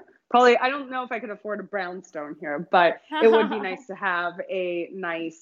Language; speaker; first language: English; native; English